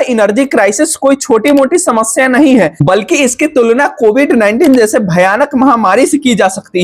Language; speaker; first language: Hindi; native; Hindi